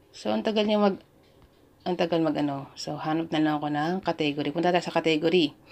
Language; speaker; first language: Filipino; native; Filipino